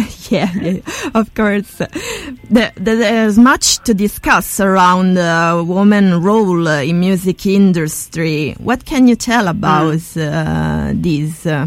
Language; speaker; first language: English; non-native, fluent; Italian